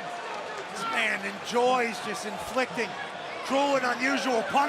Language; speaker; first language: English; native; English